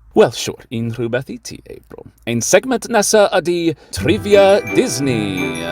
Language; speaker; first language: Welsh; non-native, learner; English